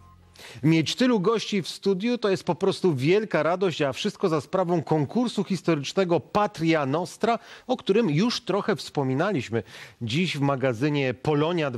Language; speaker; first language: Polish; native; Polish